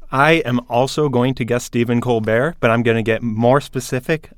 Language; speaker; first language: English; native; English